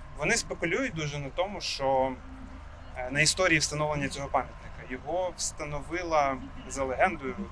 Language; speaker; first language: Ukrainian; non-native, local second language; Russian